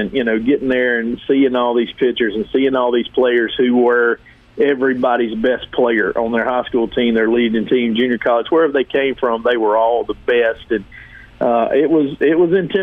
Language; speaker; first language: English; native; English